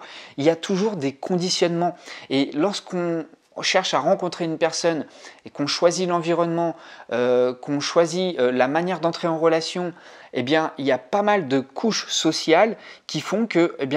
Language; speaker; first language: French; native; French